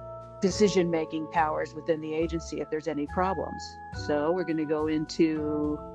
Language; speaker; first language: English; native; English